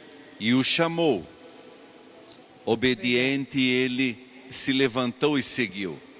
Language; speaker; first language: Portuguese; native; Portuguese